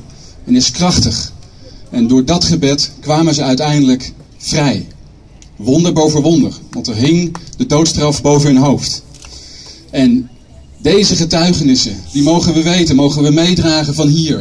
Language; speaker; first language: Dutch; native; Dutch